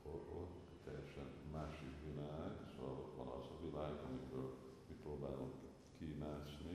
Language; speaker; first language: Hungarian; non-native, fluent; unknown